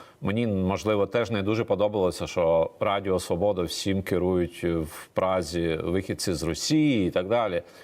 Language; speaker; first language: Ukrainian; native; Ukrainian